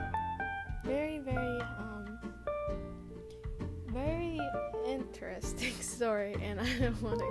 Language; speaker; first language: English; early bilingual, other home language; Spanish